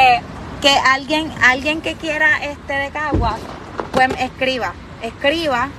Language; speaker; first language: Spanish; native; Spanish